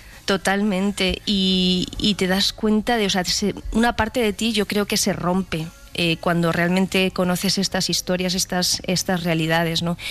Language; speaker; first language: Spanish; native; Spanish